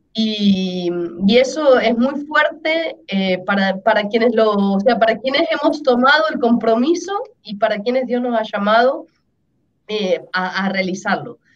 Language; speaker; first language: Spanish; native; Spanish